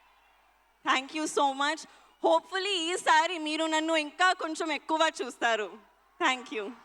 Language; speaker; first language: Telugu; non-native, local second language; Hindi